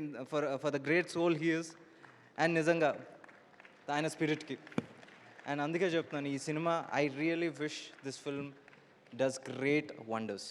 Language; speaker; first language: Telugu; native; Telugu